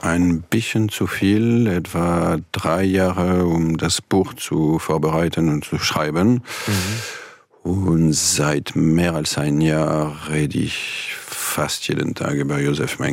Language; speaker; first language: German; non-native, fluent; French